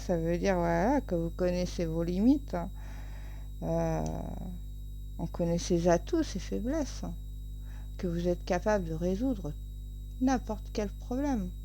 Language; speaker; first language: French; native; French